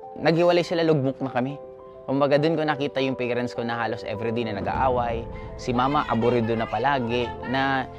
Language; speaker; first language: Filipino; non-native, local second language; Bikol